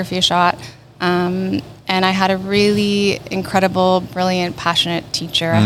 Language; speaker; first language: English; native; English